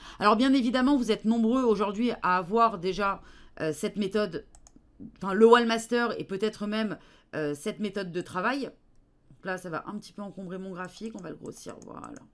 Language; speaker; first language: French; native; French